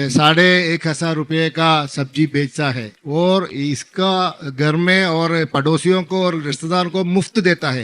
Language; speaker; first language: Hindi; non-native, local second language; Malayalam